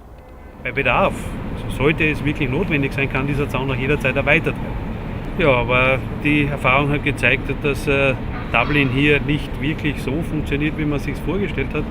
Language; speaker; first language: German; native; German